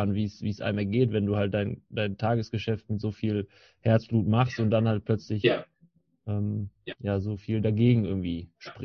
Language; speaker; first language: German; native; German